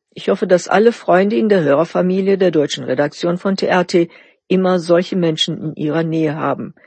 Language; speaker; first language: German; non-native, fluent; Turkish